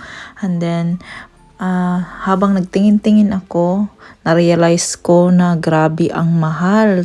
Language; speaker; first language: Filipino; non-native, local second language; Cebuano